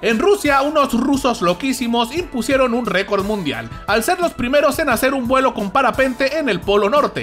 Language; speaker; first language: Spanish; native; Spanish